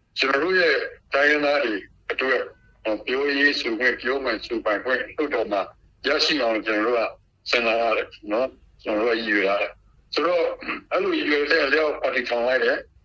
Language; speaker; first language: Burmese; non-native, local second language; Karen languages